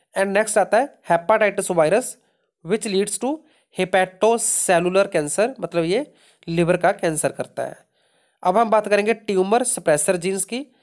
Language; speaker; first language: Hindi; non-native, local second language; Punjabi